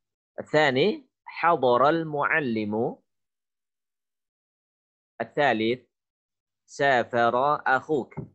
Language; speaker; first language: Arabic; non-native, fluent; Indonesian